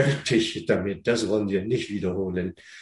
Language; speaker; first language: German; non-native, fluent; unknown